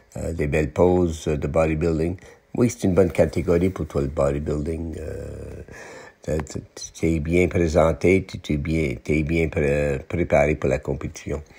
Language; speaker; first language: French; non-native, local second language; English